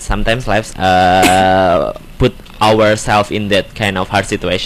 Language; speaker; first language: English; non-native, fluent; Indonesian